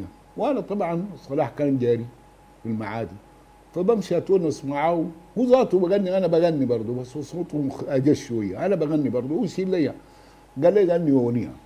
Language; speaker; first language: Arabic; native; Arabic